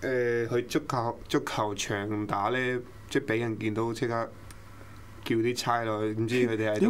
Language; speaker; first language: Cantonese; early bilingual, other home language; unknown